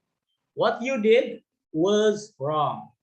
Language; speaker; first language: English; non-native, fluent; Indonesian